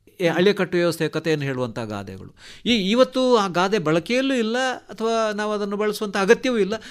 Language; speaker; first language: Kannada; non-native, local second language; Tulu